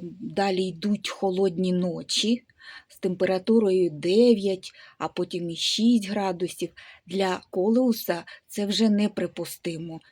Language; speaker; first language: Ukrainian; native; Ukrainian